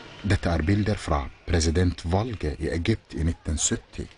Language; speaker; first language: Norwegian; non-native, fluent; Arabic